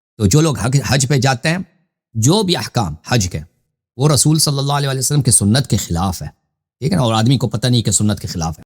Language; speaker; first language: Urdu; native; Urdu